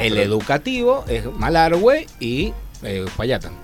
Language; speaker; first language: Spanish; native; Spanish